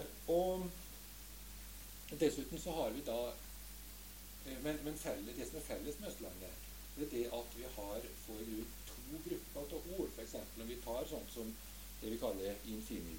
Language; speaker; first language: Norwegian; native; Norwegian